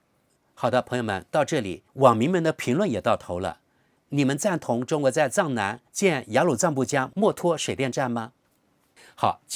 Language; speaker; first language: Chinese; native; Chinese